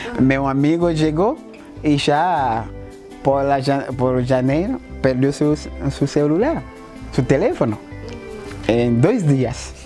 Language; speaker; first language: Portuguese; non-native, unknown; Haitian Creole